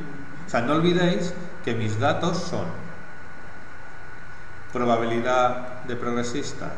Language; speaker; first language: Spanish; native; Spanish